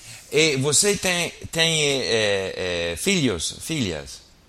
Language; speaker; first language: Portuguese; non-native, learner; English